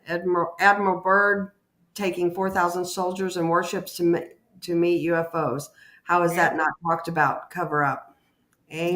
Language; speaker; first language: English; native; English